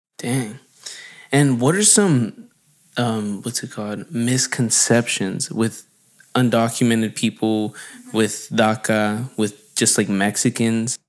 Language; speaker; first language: English; native; English